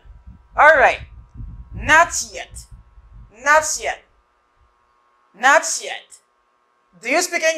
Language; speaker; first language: English; non-native, fluent; Haitian Creole